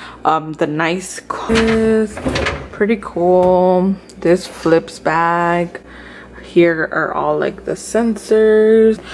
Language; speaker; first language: English; early bilingual, other home language; Spanish